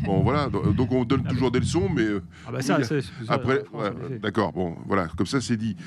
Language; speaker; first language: French; native; French